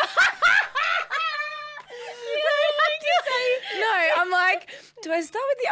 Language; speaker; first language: English; native; English